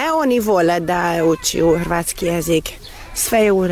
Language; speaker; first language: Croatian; non-native, local second language; Hungarian